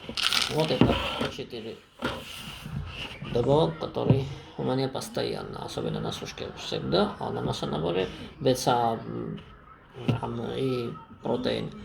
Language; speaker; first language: Russian; non-native, fluent; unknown